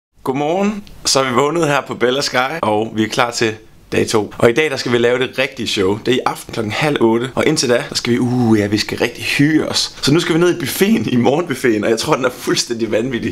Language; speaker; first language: Danish; native; Danish